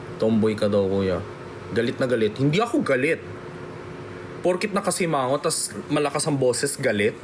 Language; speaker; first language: Filipino; native; Filipino